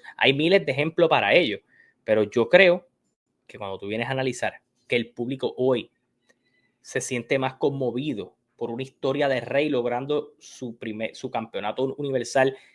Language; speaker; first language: Spanish; native; Spanish